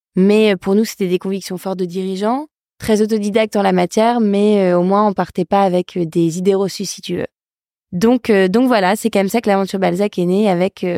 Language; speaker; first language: French; native; French